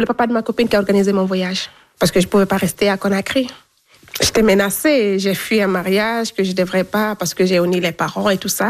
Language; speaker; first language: French; non-native, local second language; Fula